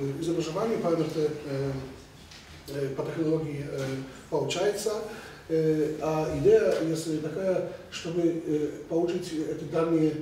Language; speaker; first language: Russian; non-native, fluent; Polish